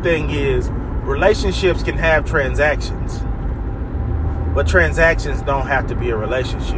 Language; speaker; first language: English; native; English